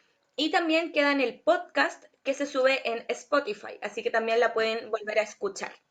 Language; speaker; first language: Spanish; native; Spanish